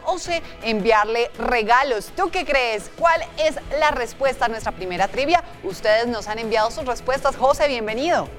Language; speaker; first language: Spanish; native; Spanish